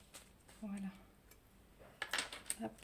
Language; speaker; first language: French; native; French